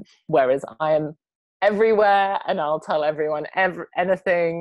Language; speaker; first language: English; native; English